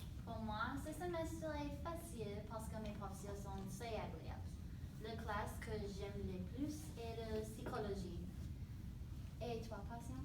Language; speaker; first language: French; non-native, learner; English